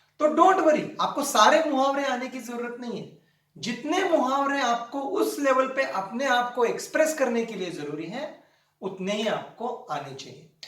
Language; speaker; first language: Hindi; non-native, local second language; Marathi